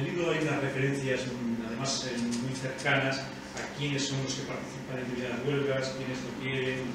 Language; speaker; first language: Spanish; native; Spanish